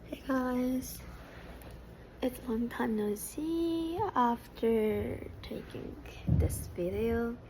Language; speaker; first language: English; non-native, fluent; Japanese